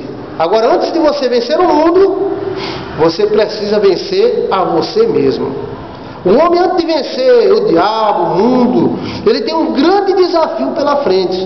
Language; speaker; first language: Portuguese; native; Portuguese